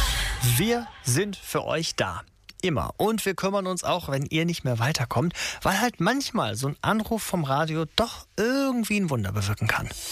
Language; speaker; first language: German; native; German